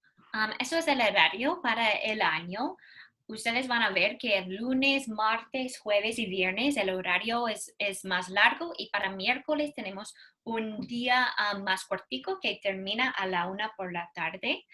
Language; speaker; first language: Spanish; non-native, learner; English